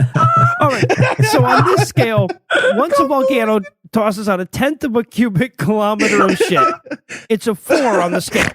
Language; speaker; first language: English; native; English